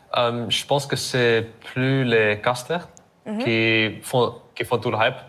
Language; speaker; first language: French; non-native, learner; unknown